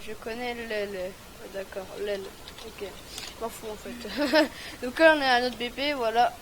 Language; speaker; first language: French; native; French